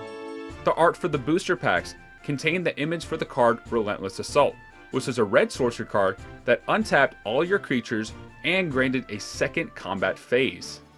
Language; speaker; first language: English; native; English